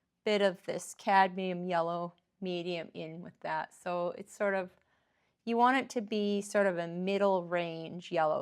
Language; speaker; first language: English; native; English